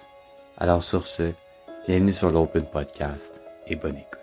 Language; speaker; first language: French; native; French